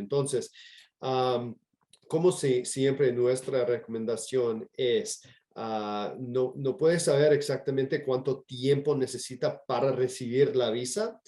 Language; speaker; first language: Spanish; non-native, fluent; English